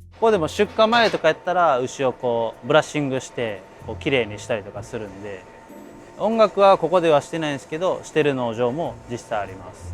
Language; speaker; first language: Japanese; native; Japanese